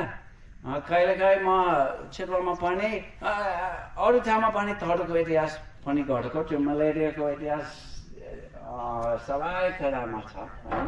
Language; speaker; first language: Nepali; non-native, fluent; English